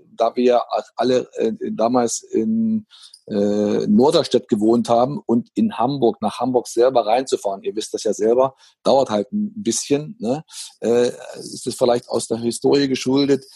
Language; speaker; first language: German; native; German